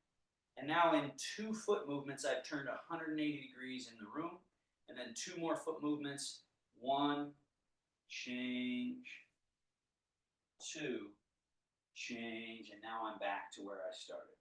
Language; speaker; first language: English; native; English